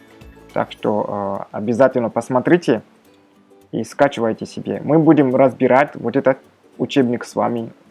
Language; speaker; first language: Russian; non-native, fluent; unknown